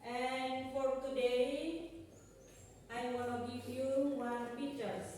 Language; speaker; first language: English; non-native, local second language; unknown